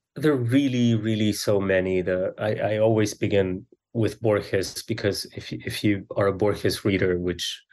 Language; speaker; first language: English; early bilingual, other home language; Swedish